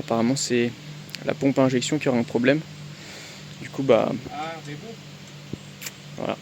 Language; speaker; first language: French; native; French